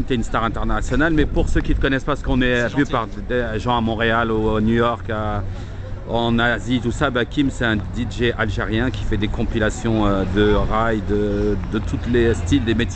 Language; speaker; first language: French; native; French